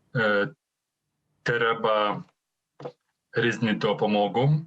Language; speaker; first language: Ukrainian; non-native, learner; Lithuanian